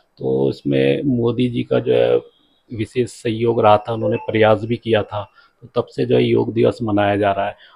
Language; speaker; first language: Hindi; native; Hindi